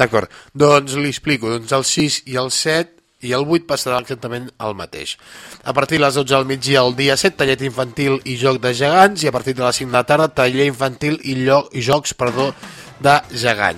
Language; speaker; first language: Catalan; native; Catalan